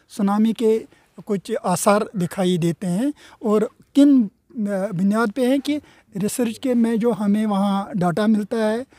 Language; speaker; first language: Urdu; non-native, local second language; Kashmiri